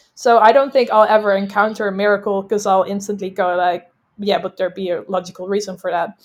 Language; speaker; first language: English; non-native, fluent; Dutch